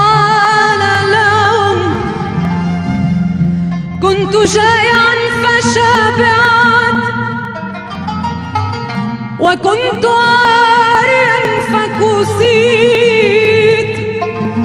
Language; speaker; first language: Arabic; non-native, fluent; Indonesian